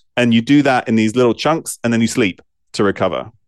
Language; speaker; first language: English; native; English